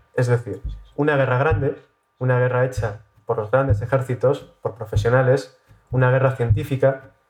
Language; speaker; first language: Spanish; native; Spanish